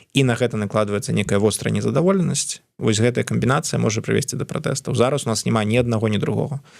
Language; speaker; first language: Belarusian; non-native, local second language; Russian